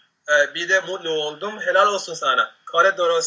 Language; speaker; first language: Turkish; non-native, learner; Spanish